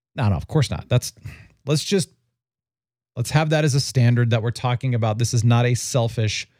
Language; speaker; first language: English; native; English